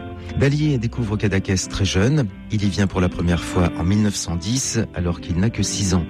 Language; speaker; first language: French; native; French